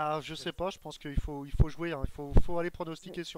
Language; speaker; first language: French; native; French